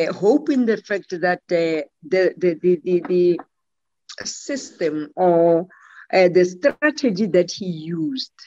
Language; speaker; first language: English; non-native, local second language; Tswana